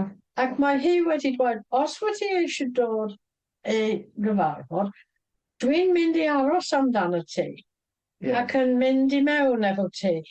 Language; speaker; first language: Welsh; non-native, fluent; English